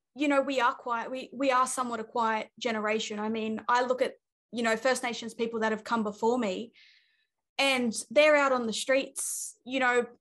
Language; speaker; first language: English; native; English